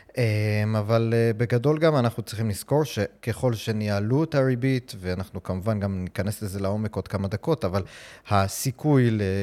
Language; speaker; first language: Hebrew; non-native, fluent; English